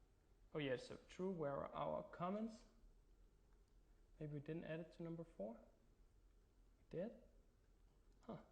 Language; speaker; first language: English; non-native, fluent; Danish